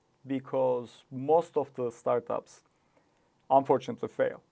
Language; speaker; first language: English; non-native, fluent; Turkish